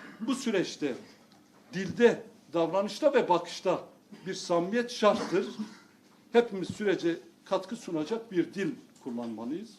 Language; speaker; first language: Turkish; non-native, local second language; Kurdish